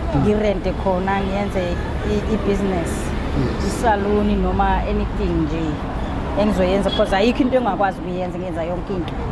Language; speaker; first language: Zulu; non-native, local second language; Southern Sotho